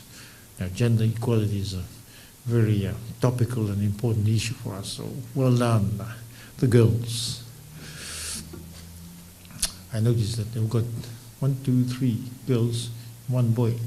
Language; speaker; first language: English; non-native, local second language; Fijian